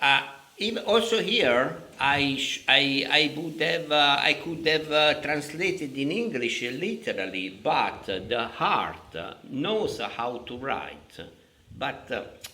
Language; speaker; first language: English; non-native, fluent; Italian